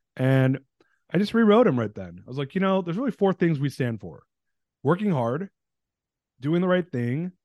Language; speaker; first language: English; native; English